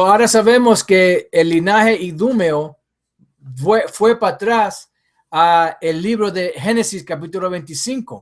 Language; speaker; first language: Spanish; early bilingual, heritage; English